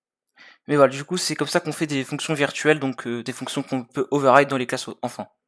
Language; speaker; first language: French; native; French